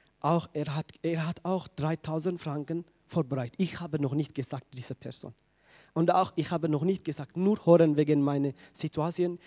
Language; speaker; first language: German; non-native, learner; Tigrinya